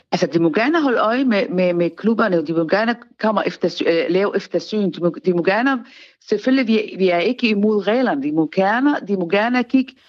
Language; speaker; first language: Danish; non-native, fluent; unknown